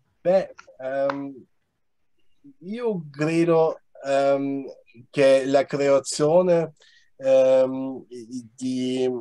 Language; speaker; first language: Italian; non-native, fluent; German